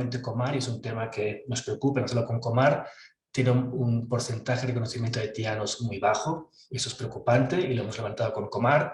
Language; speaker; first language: Spanish; native; Spanish